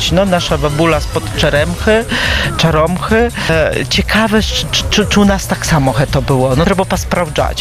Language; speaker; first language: Polish; non-native, local second language; Belarusian